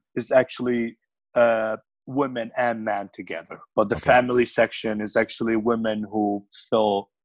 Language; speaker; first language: English; non-native, fluent; Arabic